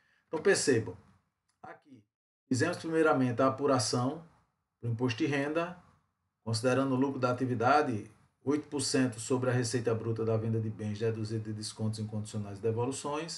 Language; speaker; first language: Portuguese; native; Portuguese